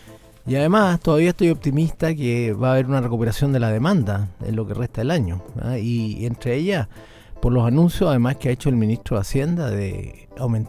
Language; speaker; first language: Spanish; native; Spanish